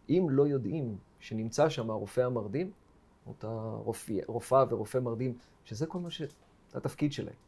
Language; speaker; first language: Hebrew; native; Hebrew